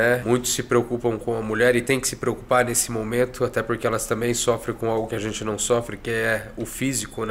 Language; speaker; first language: Portuguese; native; Portuguese